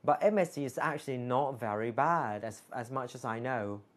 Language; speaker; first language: English; non-native, fluent; Thai